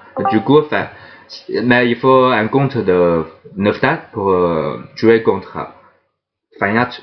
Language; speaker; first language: French; non-native, fluent; Chinese